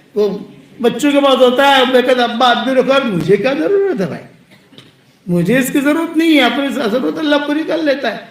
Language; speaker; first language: Urdu; native; Urdu